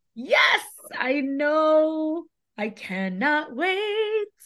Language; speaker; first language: English; early bilingual, other home language; Spanish